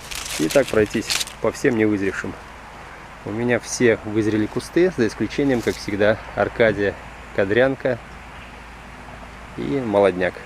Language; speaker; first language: Russian; native; Russian